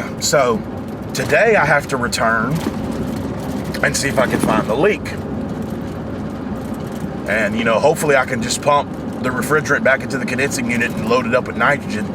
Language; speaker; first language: English; native; English